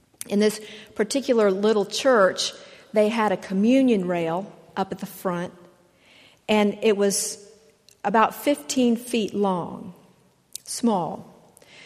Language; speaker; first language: English; native; English